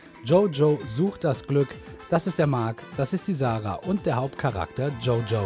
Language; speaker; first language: German; native; German